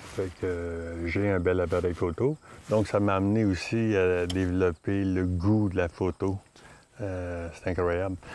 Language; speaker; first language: French; native; French